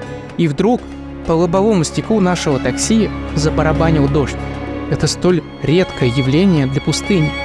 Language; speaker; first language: Russian; native; Russian